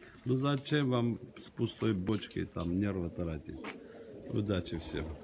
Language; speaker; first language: Russian; native; Russian